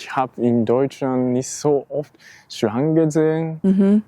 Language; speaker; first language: German; non-native, learner; Japanese